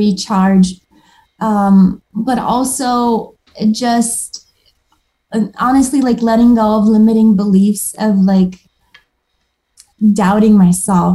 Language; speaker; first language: English; early bilingual, other home language; Romanian